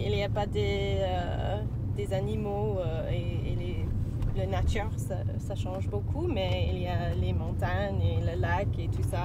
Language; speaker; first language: French; non-native, learner; English